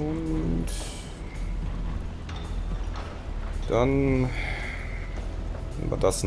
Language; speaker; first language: German; native; German